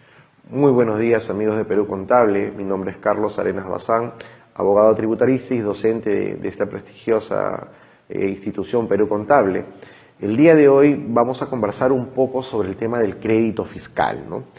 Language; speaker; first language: Spanish; native; Spanish